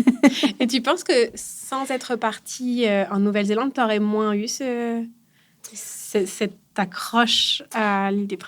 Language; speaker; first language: French; native; French